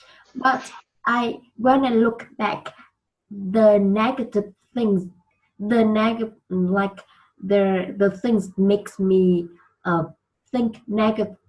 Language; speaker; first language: English; non-native, learner; Vietnamese